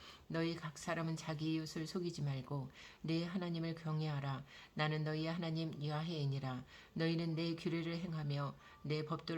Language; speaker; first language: Korean; native; Korean